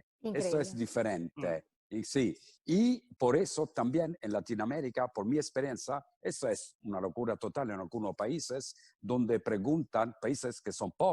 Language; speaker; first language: Spanish; non-native, fluent; Italian